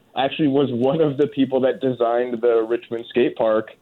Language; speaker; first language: English; native; English